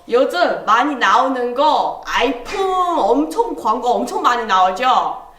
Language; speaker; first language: Korean; non-native, fluent; Chinese